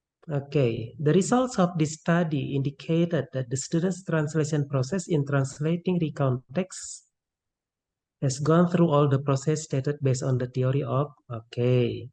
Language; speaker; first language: English; non-native, local second language; Indonesian